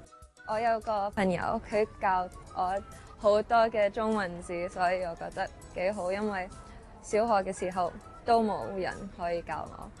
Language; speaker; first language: Cantonese; non-native, local second language; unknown